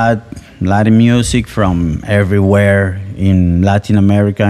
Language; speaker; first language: English; non-native, fluent; Spanish